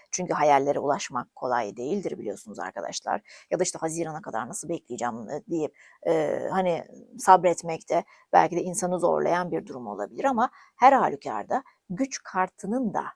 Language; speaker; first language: Turkish; native; Turkish